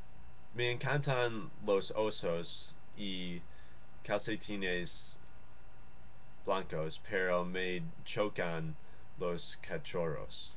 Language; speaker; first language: Spanish; non-native, learner; English